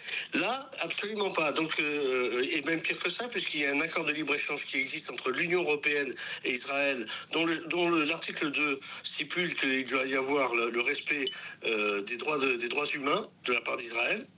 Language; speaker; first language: French; native; French